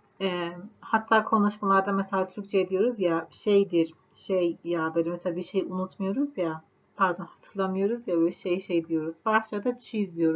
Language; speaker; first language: Turkish; non-native, fluent; Persian